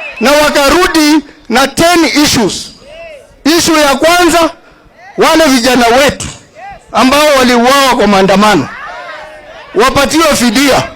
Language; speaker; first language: Swahili; native; Swahili